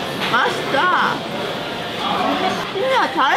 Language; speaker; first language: Korean; non-native, learner; Chinese